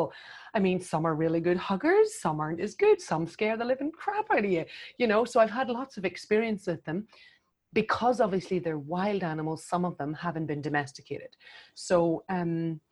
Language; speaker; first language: English; native; English